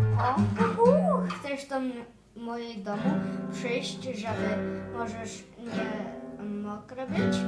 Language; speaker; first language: Polish; early bilingual, heritage; Polish